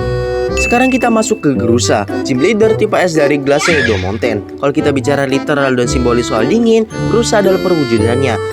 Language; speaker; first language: Indonesian; native; Indonesian